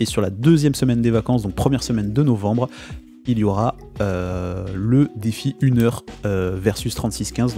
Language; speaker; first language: French; native; French